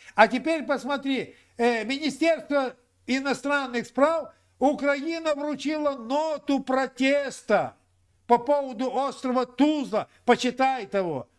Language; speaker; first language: Russian; non-native, local second language; Ukrainian